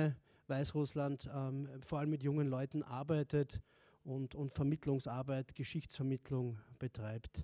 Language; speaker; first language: German; native; German